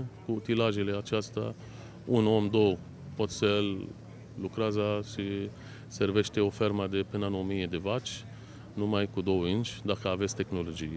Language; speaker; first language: Romanian; non-native, fluent; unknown